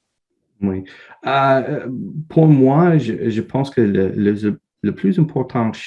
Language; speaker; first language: French; non-native, learner; English